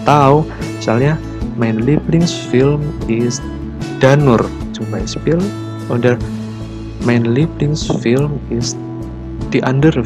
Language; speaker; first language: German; non-native, learner; Indonesian